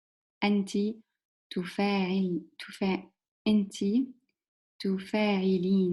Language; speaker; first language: Arabic; non-native, learner; English